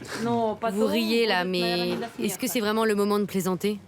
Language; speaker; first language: French; native; French